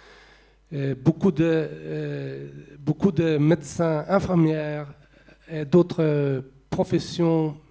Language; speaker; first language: French; non-native, fluent; Swedish